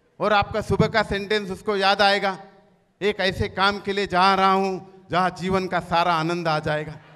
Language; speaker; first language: Hindi; non-native, local second language; Marathi